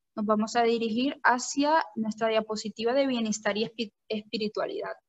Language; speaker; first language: Spanish; native; Spanish